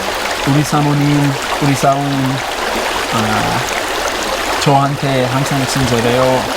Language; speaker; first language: Korean; non-native, learner; English